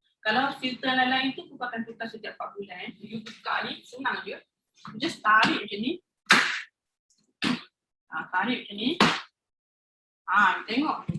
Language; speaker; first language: Malay; native; Malay